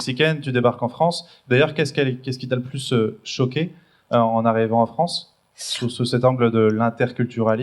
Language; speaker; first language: French; native; French